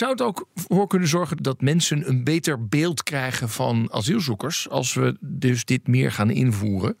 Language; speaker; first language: Dutch; native; Dutch